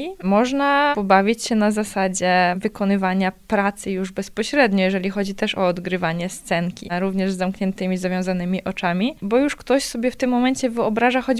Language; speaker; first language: Polish; native; Polish